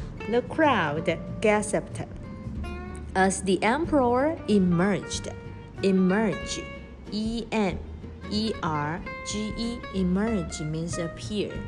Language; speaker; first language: English; non-native, fluent; Chinese